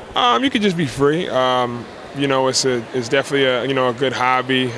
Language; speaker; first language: English; native; English